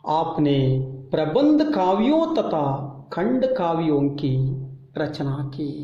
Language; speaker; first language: Hindi; non-native, local second language; Kannada